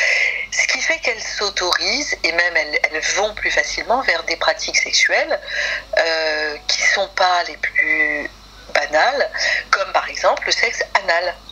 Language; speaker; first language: French; native; French